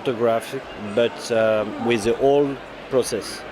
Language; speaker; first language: English; non-native, fluent; French